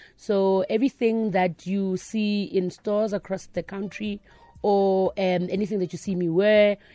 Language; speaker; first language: English; non-native, local second language; Northern Sotho